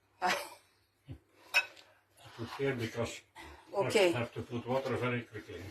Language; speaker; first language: English; non-native, learner; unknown